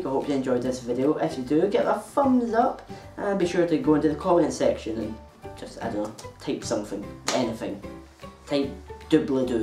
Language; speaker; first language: English; native; English